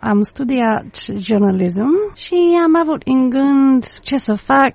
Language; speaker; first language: Romanian; non-native, learner; English